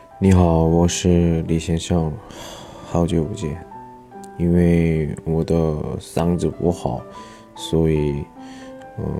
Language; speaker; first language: Chinese; non-native, learner; Korean